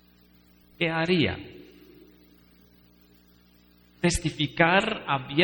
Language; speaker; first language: Spanish; non-native, fluent; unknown